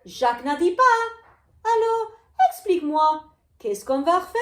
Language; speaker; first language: French; non-native, fluent; English